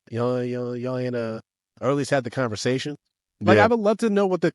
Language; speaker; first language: English; native; English